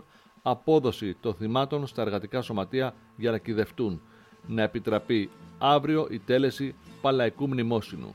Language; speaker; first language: Greek; native; Greek